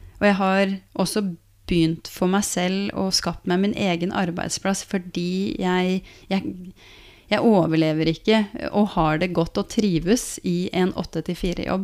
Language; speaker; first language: Norwegian; native; Norwegian